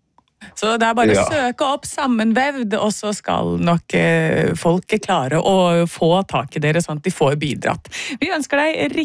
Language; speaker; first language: Norwegian; native; Norwegian